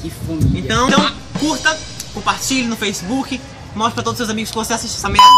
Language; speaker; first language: Portuguese; native; Portuguese